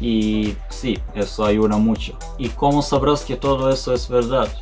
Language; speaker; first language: Spanish; non-native, fluent; Serbian